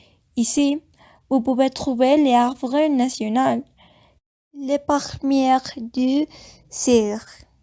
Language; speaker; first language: French; non-native, learner; Spanish